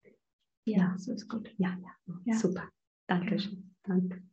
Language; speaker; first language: German; non-native, fluent; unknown